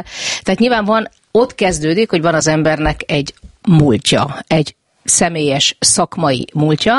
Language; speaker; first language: Hungarian; native; Hungarian